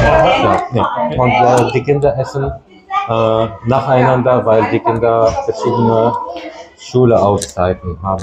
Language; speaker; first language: German; non-native, fluent; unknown